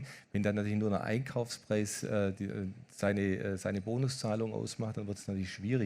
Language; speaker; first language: German; native; German